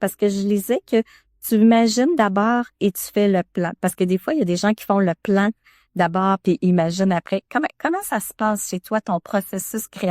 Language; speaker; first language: French; native; French